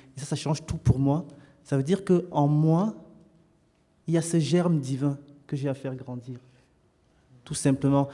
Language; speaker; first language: French; native; French